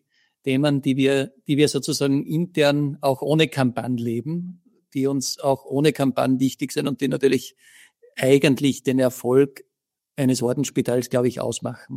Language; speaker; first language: German; native; German